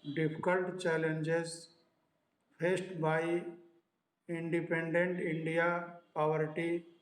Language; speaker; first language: English; non-native, local second language; Hindi